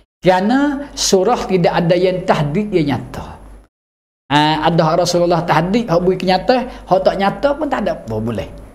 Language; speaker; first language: Malay; native; Malay